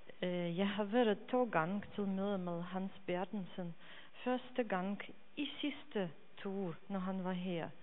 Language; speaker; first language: Danish; non-native, fluent; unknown